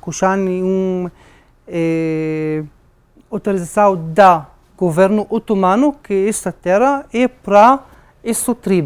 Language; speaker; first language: Portuguese; non-native, learner; Arabic